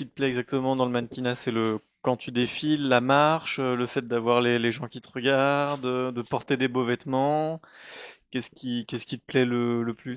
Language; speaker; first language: French; native; French